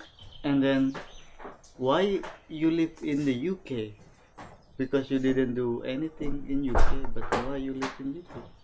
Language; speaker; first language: English; non-native, learner; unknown